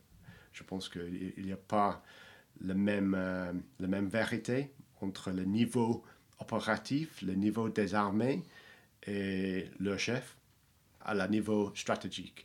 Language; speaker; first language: French; non-native, fluent; English